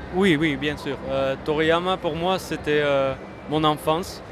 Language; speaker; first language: French; non-native, fluent; Dutch